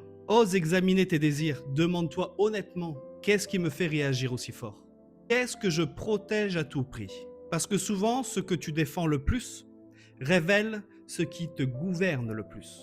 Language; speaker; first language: French; native; French